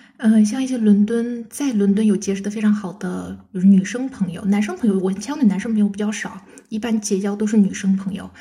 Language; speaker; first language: Chinese; non-native, local second language; Kazakh